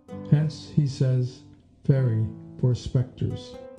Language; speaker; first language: English; native; English